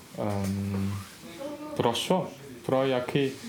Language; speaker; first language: Ukrainian; non-native, learner; Chinese